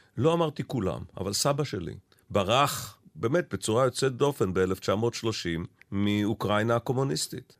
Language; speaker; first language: Hebrew; native; Hebrew